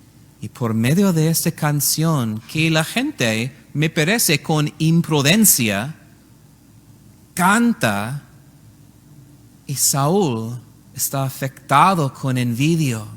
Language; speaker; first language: Spanish; non-native, learner; English